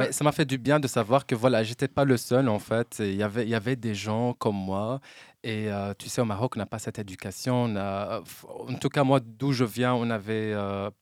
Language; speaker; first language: French; non-native, local second language; Arabic